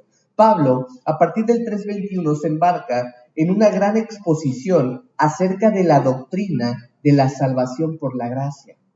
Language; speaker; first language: Spanish; native; Spanish